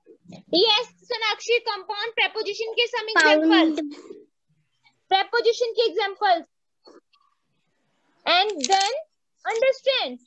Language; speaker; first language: English; non-native, local second language; Hindi